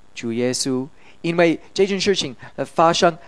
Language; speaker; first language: Chinese; non-native, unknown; English